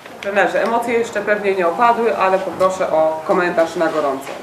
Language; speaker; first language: Polish; native; Polish